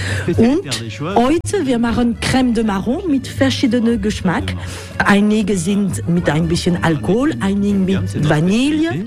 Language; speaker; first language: German; non-native, learner; French